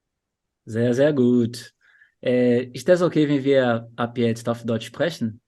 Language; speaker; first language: German; non-native, fluent; Portuguese